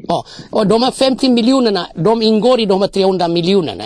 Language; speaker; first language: Swedish; non-native, fluent; Amharic